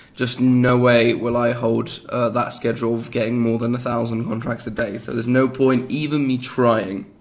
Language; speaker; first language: English; native; English